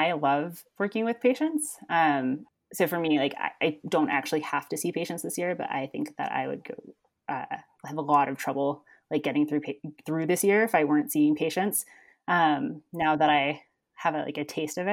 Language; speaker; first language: English; native; English